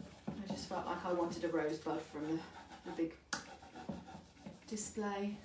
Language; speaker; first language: English; native; English